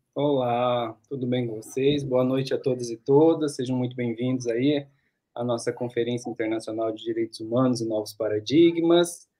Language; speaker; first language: Portuguese; native; Portuguese